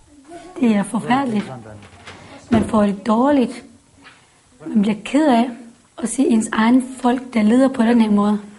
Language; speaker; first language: Danish; non-native, fluent; Kurdish